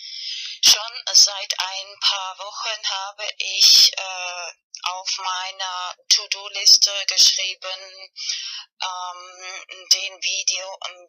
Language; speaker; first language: German; non-native, fluent; Spanish